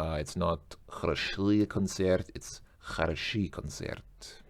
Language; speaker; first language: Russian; non-native, learner; English